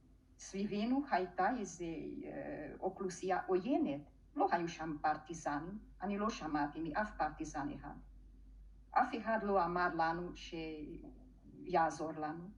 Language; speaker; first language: Hebrew; non-native, fluent; Hungarian